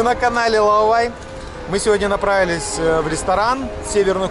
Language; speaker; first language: Russian; native; Russian